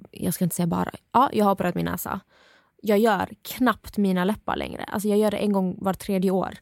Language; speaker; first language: Swedish; native; Swedish